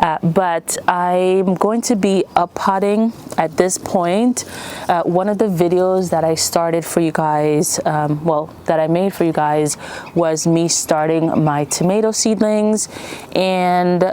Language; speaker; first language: English; native; English